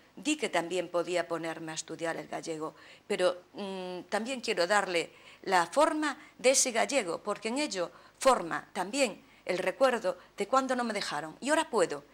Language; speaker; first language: Spanish; native; Spanish